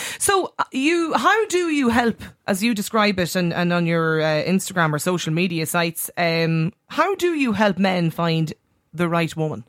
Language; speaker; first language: English; native; English